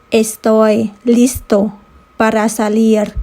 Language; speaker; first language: Spanish; non-native, fluent; Thai